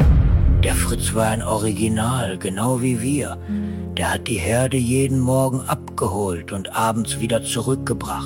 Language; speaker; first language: German; native; German